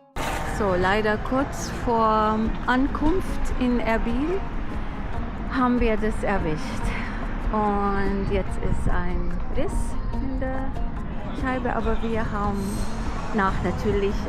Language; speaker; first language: German; non-native, fluent; Arabic